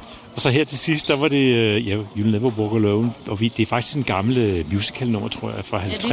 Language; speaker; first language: Danish; native; Danish